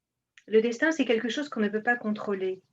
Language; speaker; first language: French; native; French